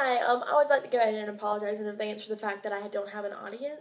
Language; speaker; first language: English; native; English